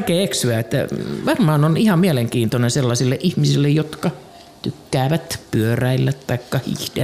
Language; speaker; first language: Finnish; native; Finnish